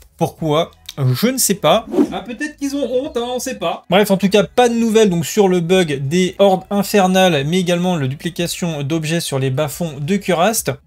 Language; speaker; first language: French; native; French